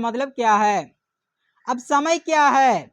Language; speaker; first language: Hindi; non-native, local second language; Telugu